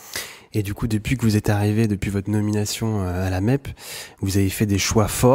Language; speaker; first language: French; native; French